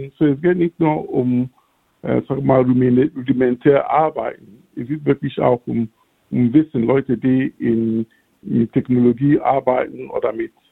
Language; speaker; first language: German; non-native, fluent; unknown